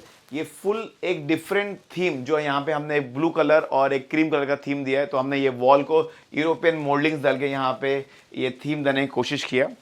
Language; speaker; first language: Hindi; non-native, local second language; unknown